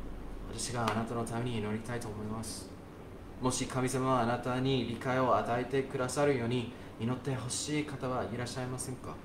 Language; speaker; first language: Japanese; non-native, fluent; English